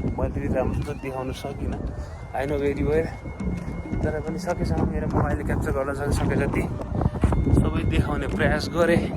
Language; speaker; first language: Nepali; native; Nepali